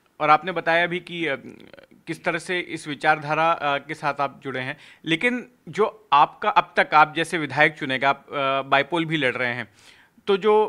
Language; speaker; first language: Hindi; native; Hindi